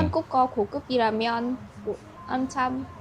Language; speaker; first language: Korean; non-native, learner; Vietnamese